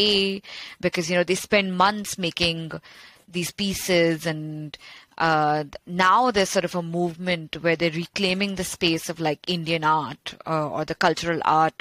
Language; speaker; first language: English; non-native, local second language; Bangla